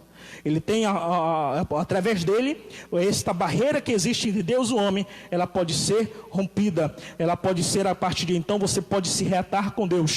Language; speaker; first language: Portuguese; native; Portuguese